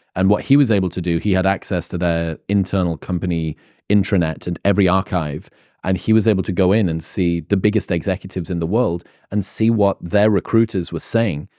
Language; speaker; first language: English; native; English